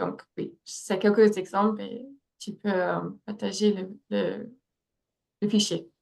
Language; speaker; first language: French; non-native, fluent; English